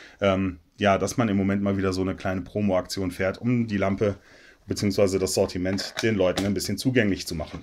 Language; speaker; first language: German; native; German